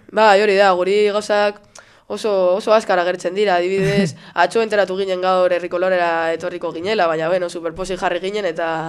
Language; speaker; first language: Basque; non-native, local second language; Spanish